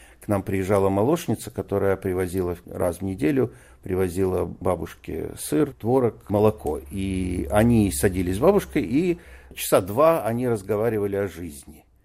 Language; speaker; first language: Russian; native; Russian